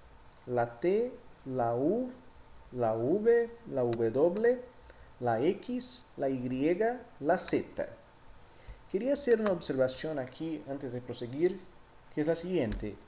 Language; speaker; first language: Spanish; non-native, fluent; Portuguese